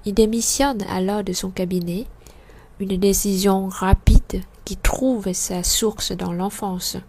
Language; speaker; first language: French; non-native, fluent; Vietnamese